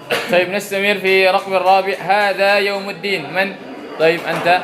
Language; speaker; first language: Arabic; non-native, fluent; Indonesian